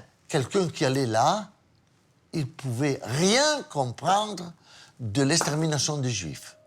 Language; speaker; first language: French; non-native, fluent; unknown